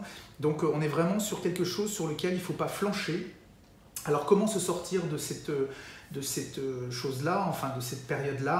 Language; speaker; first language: French; native; French